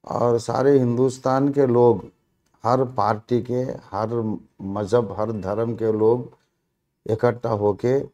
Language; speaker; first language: Hindi; non-native, local second language; Telugu